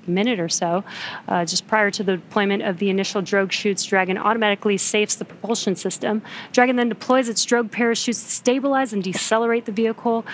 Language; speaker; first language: English; native; English